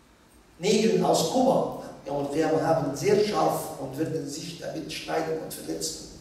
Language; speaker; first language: German; non-native, fluent; Arabic